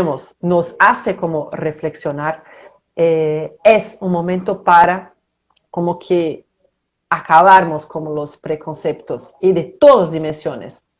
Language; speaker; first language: Spanish; non-native, fluent; Portuguese